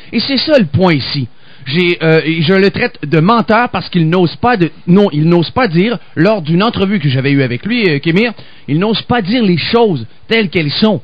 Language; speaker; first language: French; native; French